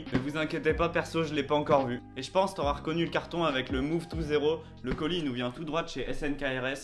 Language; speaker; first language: French; native; French